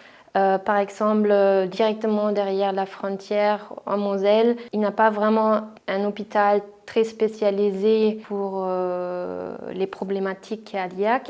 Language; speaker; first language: French; non-native, fluent; German